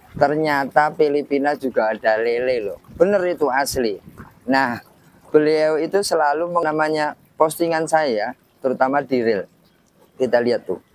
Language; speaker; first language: Indonesian; native; Indonesian